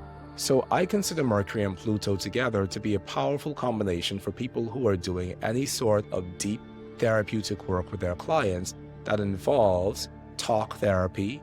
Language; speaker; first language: English; native; English